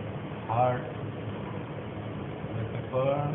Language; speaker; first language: English; non-native, learner; Indonesian